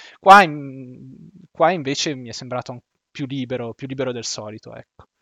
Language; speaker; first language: Italian; native; Italian